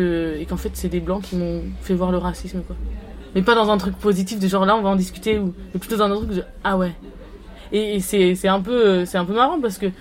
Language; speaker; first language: French; native; French